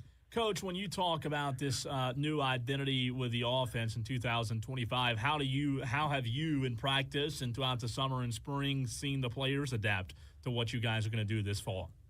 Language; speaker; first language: English; native; English